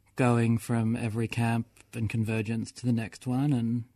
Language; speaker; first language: English; native; English